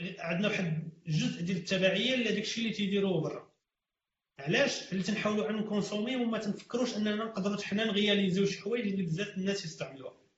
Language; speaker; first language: Arabic; native; Arabic